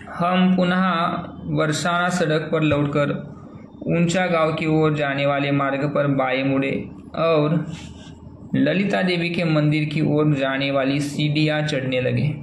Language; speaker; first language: Hindi; non-native, local second language; Marathi